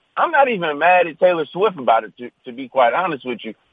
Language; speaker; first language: English; native; English